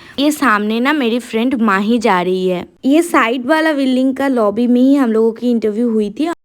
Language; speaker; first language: Hindi; non-native, local second language; Bangla